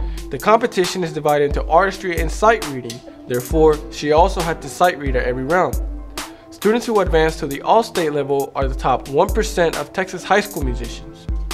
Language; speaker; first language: English; native; English